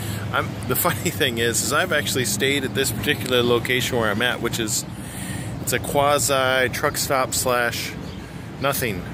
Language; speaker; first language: English; native; English